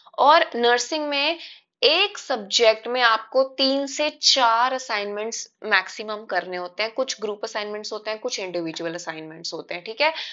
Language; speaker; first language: Hindi; native; Hindi